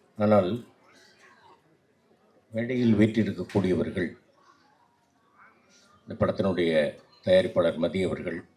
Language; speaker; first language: Tamil; native; Tamil